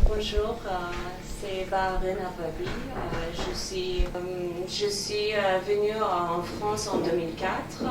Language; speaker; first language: French; non-native, fluent; Persian